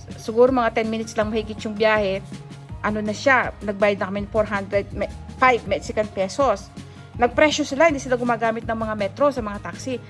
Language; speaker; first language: Filipino; non-native, local second language; Pampanga